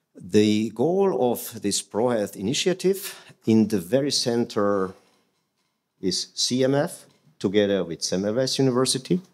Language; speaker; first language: English; non-native, fluent; Hungarian